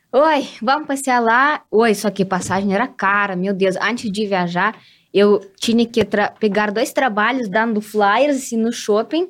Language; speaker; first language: Portuguese; non-native, fluent; Russian